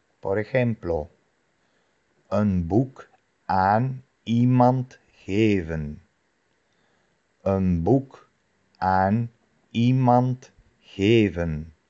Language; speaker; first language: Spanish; non-native, fluent; Dutch